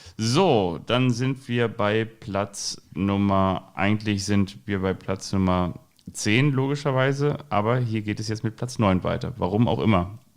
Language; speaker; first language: German; native; German